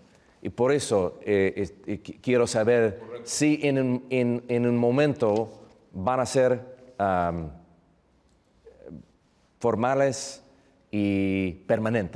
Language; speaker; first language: Spanish; non-native, fluent; English